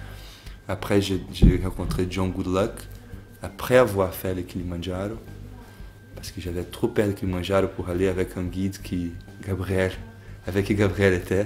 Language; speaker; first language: French; non-native, fluent; Portuguese